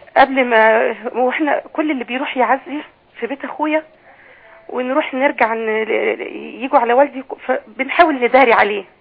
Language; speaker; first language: Arabic; native; Arabic